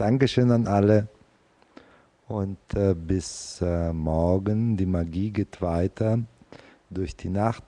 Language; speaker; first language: German; non-native, fluent; Italian